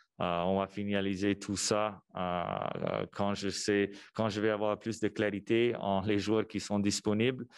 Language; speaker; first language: French; non-native, local second language; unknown